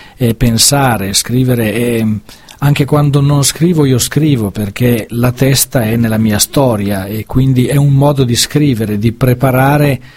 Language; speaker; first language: Italian; native; Italian